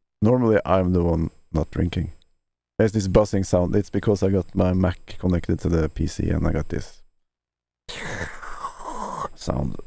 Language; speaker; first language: English; non-native, fluent; Norwegian